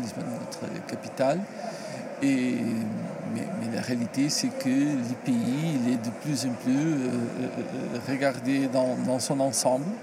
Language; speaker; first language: French; non-native, learner; Portuguese